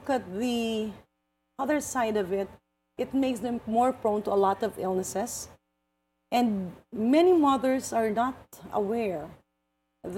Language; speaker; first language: English; non-native, local second language; Hiligaynon